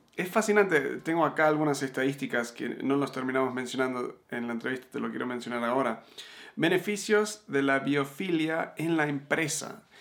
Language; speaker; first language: Spanish; native; Spanish